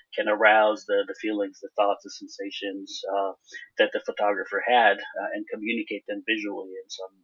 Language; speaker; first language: English; non-native, fluent; Hebrew